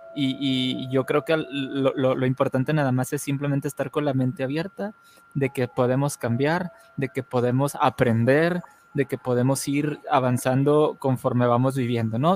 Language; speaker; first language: Spanish; native; Spanish